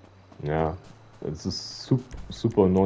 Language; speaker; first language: German; native; German